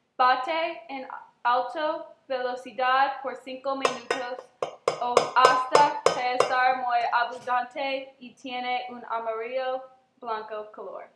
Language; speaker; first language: Spanish; non-native, learner; English